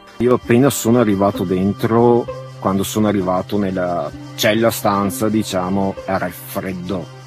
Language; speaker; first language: Italian; early bilingual, other home language; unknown